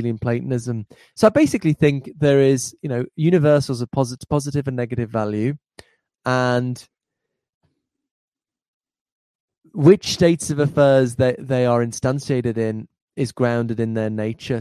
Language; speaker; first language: English; native; English